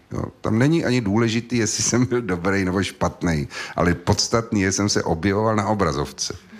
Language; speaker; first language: Czech; native; Czech